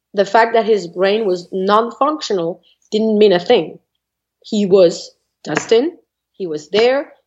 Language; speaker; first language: English; non-native, fluent; French